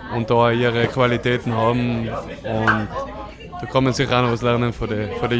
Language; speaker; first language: German; native; German